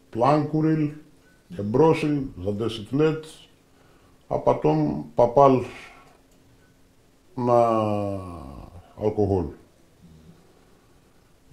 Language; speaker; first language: Russian; non-native, learner; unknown